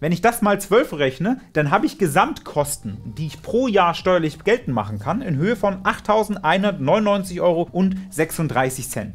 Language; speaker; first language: German; native; German